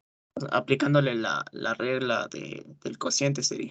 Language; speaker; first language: Spanish; native; Spanish